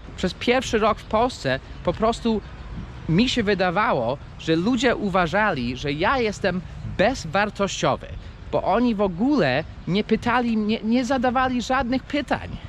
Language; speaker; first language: Polish; non-native, fluent; English